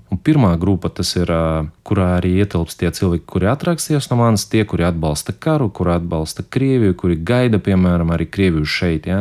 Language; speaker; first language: Latvian; non-native, local second language; Russian